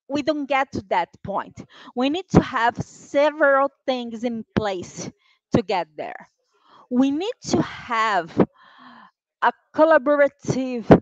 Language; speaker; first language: English; non-native, fluent; Portuguese